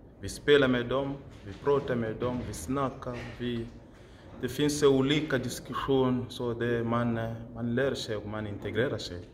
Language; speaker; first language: Swedish; non-native, learner; Lingala